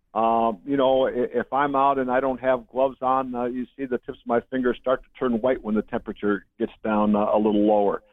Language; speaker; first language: English; native; English